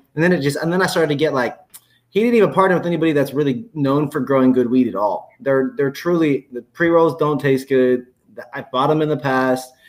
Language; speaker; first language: English; native; English